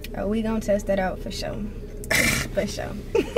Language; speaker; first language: English; native; English